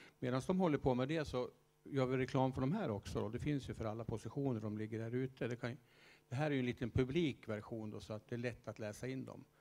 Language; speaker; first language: Swedish; native; Swedish